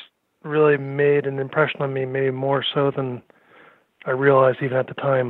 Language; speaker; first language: English; native; English